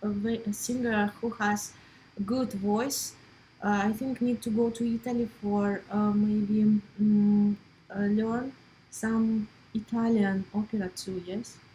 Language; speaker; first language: English; non-native, learner; Russian